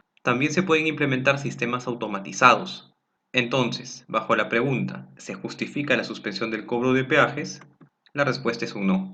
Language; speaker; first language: Spanish; native; Spanish